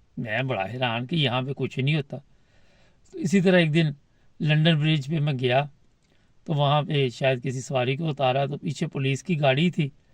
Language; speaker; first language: Urdu; non-native, local second language; Punjabi